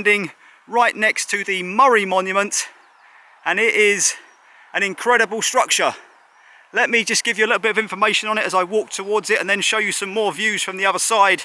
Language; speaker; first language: English; native; English